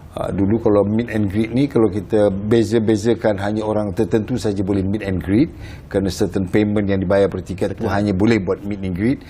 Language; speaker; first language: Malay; native; Malay